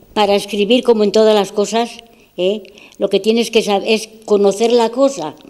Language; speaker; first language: Spanish; native; Spanish